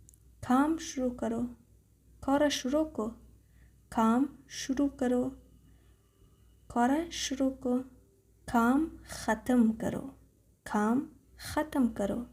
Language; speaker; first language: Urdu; non-native, fluent; Persian